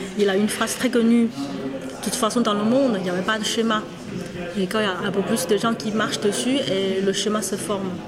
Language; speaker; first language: French; non-native, fluent; Chinese